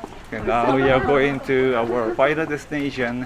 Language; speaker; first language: English; non-native, fluent; Korean